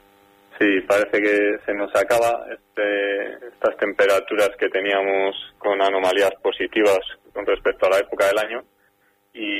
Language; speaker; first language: Spanish; native; Spanish